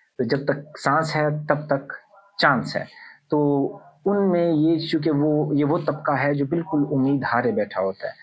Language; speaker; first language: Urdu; non-native, local second language; Pashto